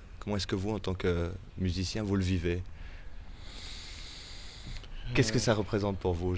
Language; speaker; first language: French; native; French